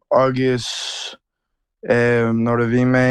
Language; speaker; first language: Irish; non-native, learner; English